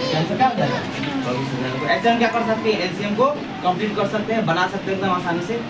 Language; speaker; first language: Hindi; native; Hindi